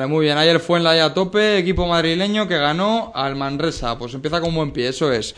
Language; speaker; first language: Spanish; native; Spanish